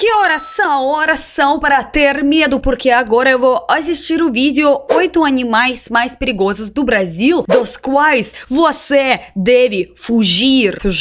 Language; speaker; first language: Portuguese; non-native, learner; Russian